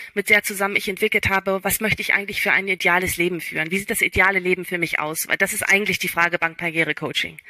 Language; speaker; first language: German; early bilingual, other home language; English